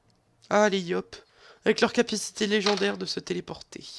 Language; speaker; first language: French; native; French